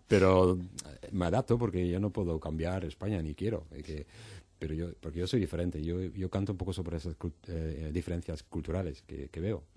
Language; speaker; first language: Spanish; non-native, fluent; Dutch